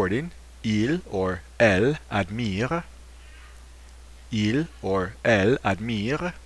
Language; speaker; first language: French; non-native, fluent; English